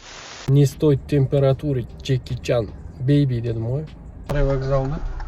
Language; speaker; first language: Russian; non-native, local second language; Kazakh